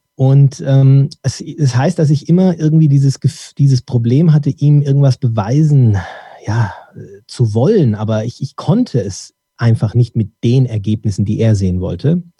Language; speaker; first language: German; early bilingual, other home language; Turkish